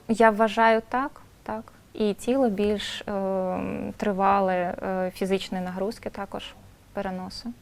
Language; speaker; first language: Ukrainian; non-native, local second language; Russian